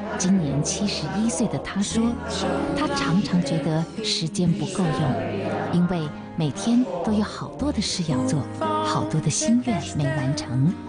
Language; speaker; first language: Chinese; native; Chinese